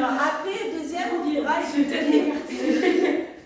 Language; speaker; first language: French; native; French